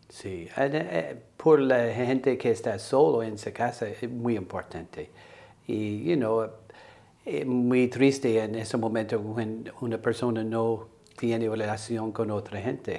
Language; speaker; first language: Spanish; non-native, learner; English